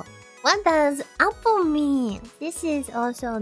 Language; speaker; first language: English; non-native, learner; Japanese